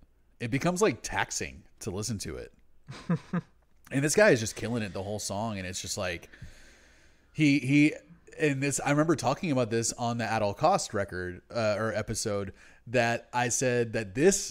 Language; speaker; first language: English; native; English